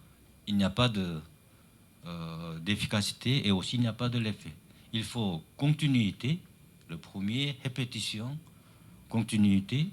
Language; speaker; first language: French; non-native, learner; Chinese